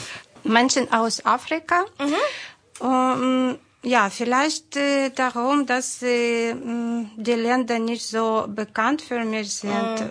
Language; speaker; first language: German; non-native, fluent; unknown